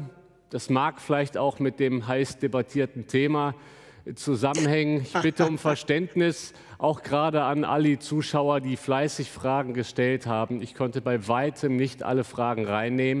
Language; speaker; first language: German; native; German